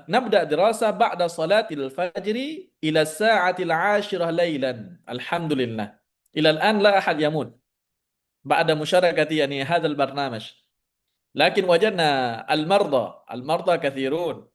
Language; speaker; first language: Arabic; non-native, fluent; Indonesian